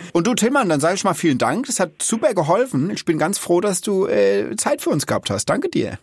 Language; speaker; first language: German; native; German